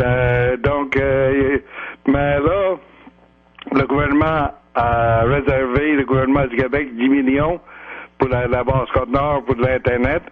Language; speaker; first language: French; native; French